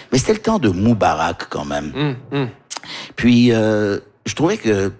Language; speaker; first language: French; early bilingual, heritage; French